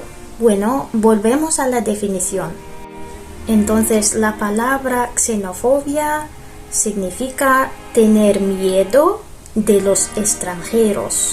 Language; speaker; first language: Spanish; non-native, fluent; Russian